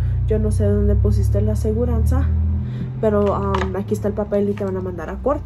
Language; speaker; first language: Spanish; early bilingual, heritage; Spanish